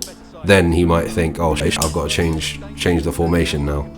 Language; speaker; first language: English; native; English